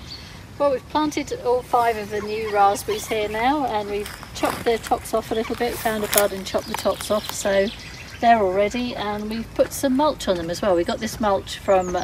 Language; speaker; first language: English; native; English